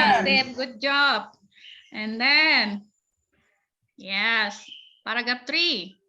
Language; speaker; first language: English; non-native, fluent; Indonesian